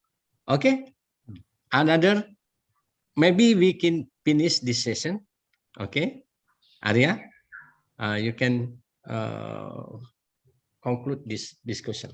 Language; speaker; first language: English; non-native, learner; Indonesian